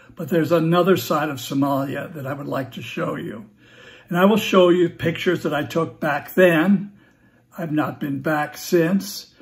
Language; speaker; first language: English; native; English